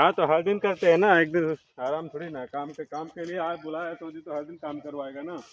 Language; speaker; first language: Hindi; native; Hindi